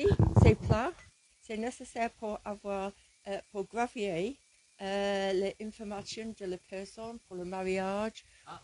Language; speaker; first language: French; non-native, learner; English